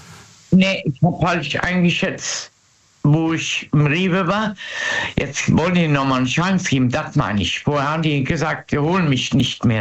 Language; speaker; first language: German; native; German